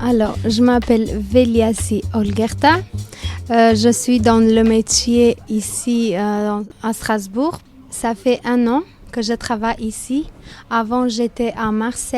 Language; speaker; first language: French; non-native, learner; Albanian